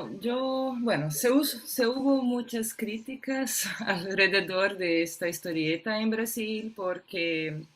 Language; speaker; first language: Spanish; non-native, fluent; Portuguese